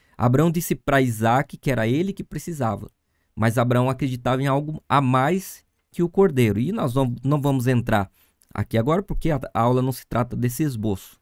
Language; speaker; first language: Portuguese; native; Portuguese